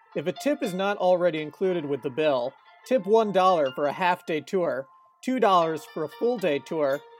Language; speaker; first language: English; native; English